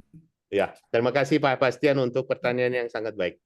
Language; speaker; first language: Indonesian; non-native, fluent; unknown